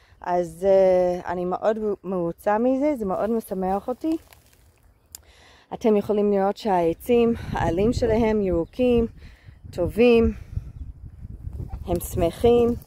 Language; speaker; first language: Hebrew; non-native, fluent; English